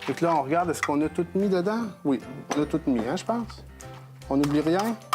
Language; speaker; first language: French; native; French